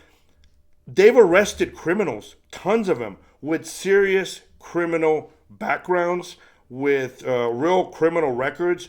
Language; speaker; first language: English; native; English